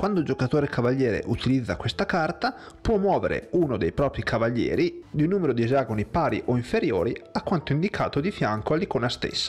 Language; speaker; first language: Italian; native; Italian